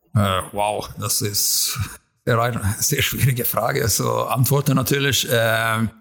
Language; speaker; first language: German; non-native, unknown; Swedish